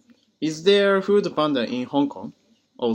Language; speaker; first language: English; non-native, learner; Japanese